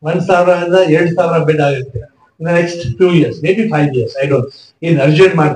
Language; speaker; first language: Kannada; non-native, local second language; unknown